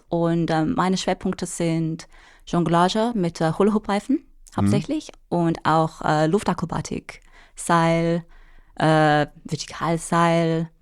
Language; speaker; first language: German; non-native, fluent; English